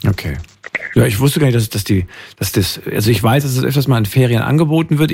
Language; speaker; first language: German; native; German